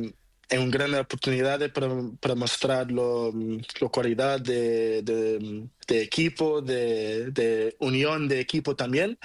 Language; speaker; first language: Spanish; non-native, learner; Portuguese